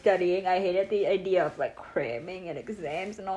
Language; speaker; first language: English; non-native, fluent; Vietnamese